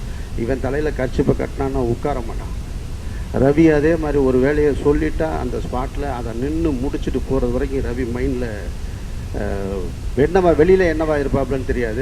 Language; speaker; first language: Tamil; native; Tamil